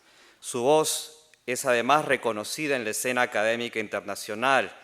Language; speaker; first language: Spanish; native; Spanish